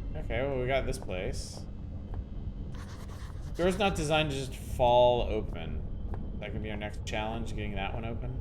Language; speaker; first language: English; native; English